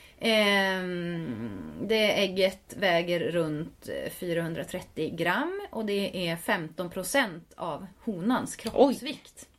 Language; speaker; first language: Swedish; native; Swedish